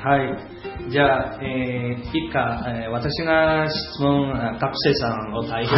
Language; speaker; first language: Japanese; non-native, fluent; Chinese